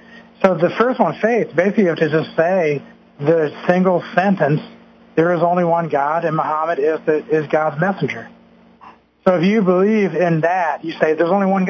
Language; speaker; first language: English; native; English